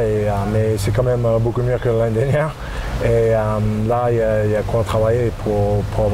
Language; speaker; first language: French; non-native, learner; English